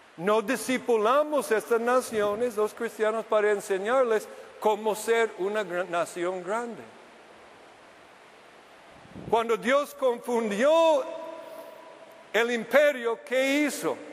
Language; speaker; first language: Spanish; non-native, fluent; English